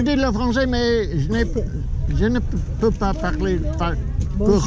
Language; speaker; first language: French; non-native, learner; English